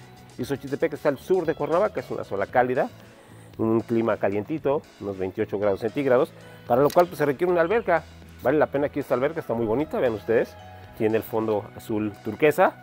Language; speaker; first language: Spanish; native; Spanish